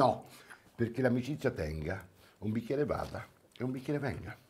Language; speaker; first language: Italian; native; Italian